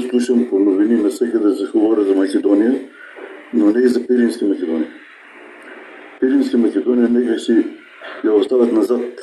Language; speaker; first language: Bulgarian; non-native, local second language; Macedonian